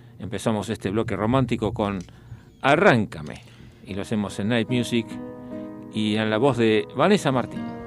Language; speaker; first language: Spanish; native; Spanish